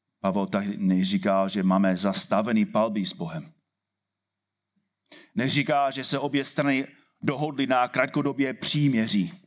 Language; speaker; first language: Czech; non-native, fluent; English